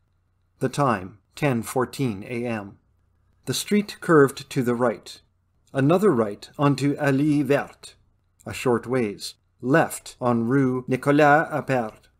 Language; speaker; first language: English; native; English